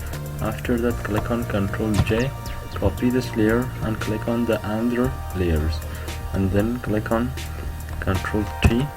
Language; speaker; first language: English; non-native, fluent; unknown